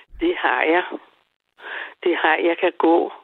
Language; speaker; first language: Danish; native; Danish